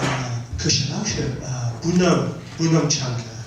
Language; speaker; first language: Chinese; non-native, learner; English